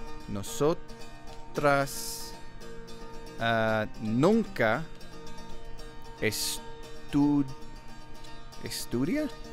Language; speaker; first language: Spanish; non-native, learner; English